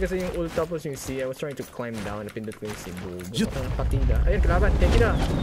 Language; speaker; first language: English; non-native, local second language; Filipino